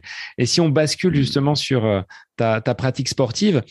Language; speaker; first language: French; native; French